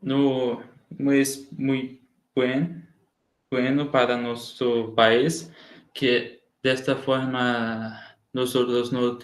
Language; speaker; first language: Spanish; non-native, learner; Portuguese